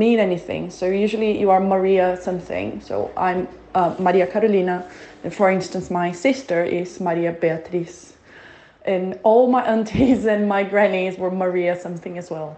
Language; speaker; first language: English; non-native, fluent; Portuguese